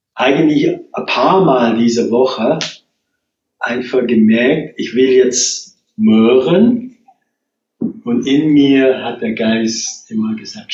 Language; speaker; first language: German; non-native, fluent; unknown